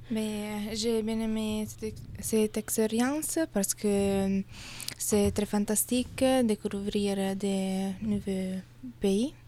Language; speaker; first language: French; non-native, learner; Italian